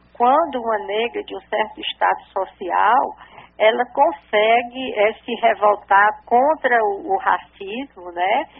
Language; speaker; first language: Portuguese; native; Portuguese